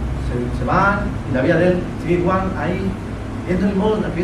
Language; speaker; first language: Spanish; native; Spanish